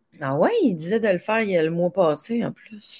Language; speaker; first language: French; native; French